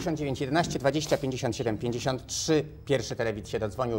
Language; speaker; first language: Polish; native; Polish